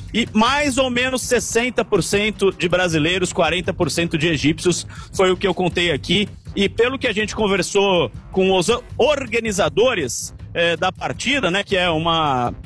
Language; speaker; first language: Portuguese; native; Portuguese